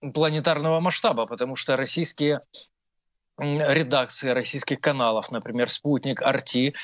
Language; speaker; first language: Russian; non-native, local second language; Ukrainian